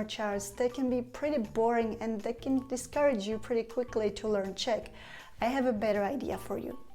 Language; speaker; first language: English; non-native, fluent; Czech